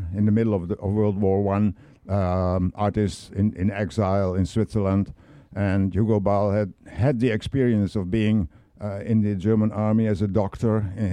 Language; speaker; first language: English; non-native, fluent; Dutch